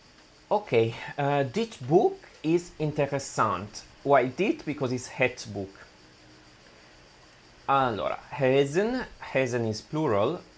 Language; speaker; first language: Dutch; non-native, fluent; Italian